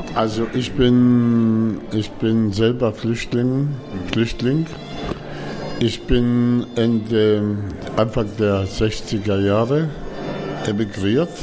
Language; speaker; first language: German; non-native, fluent; Arabic